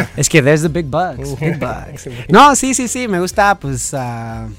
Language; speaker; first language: Spanish; early bilingual, heritage; Spanish